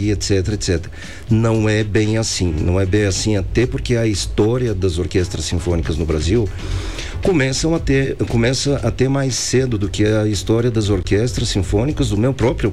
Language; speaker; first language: Portuguese; non-native, fluent; Bulgarian